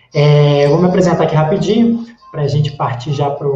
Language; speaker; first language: Portuguese; native; Portuguese